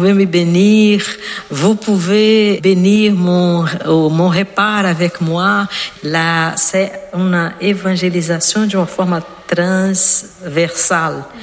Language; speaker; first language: French; non-native, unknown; Portuguese